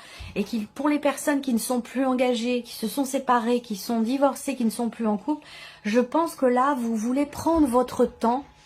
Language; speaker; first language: French; native; French